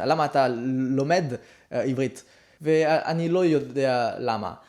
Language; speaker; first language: Hebrew; non-native, learner; Vietnamese